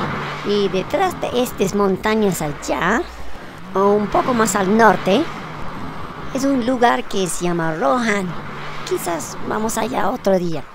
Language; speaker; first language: Spanish; non-native, learner; English